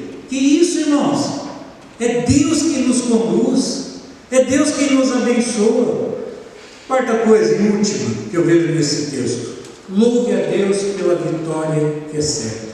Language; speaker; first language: Portuguese; native; Portuguese